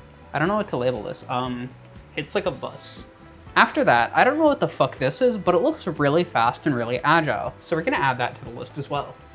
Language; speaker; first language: English; native; English